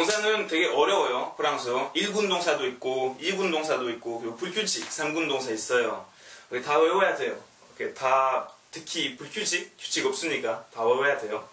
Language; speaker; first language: Korean; non-native, learner; French